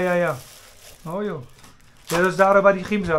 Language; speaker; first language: Dutch; native; Dutch